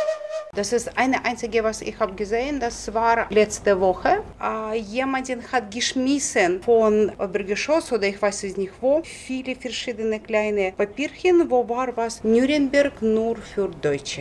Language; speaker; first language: German; non-native, learner; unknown